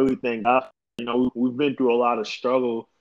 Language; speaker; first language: English; native; English